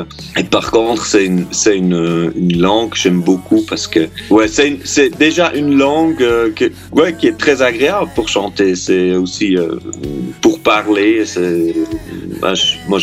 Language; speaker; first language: French; non-native, local second language; German